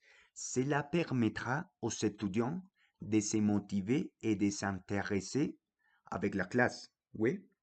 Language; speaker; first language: French; non-native, fluent; Spanish